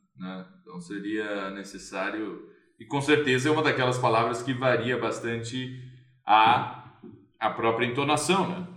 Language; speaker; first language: Portuguese; native; Portuguese